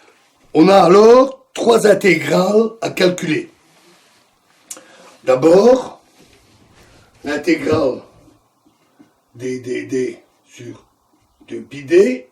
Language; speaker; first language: French; native; French